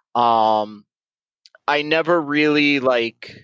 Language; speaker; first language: English; native; English